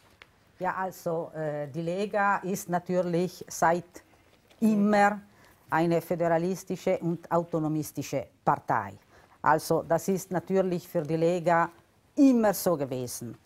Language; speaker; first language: German; non-native, local second language; Italian